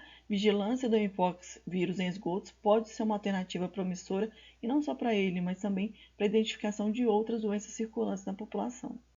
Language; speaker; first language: Portuguese; native; Portuguese